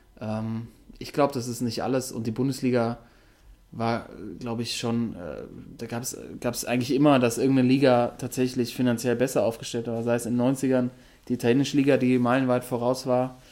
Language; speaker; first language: German; native; German